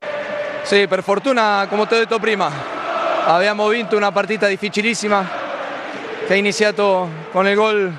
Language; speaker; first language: Italian; non-native, fluent; Spanish